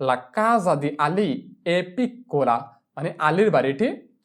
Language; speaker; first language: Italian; non-native, fluent; Bangla